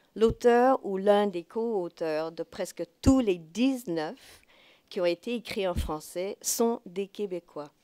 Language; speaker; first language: French; non-native, fluent; English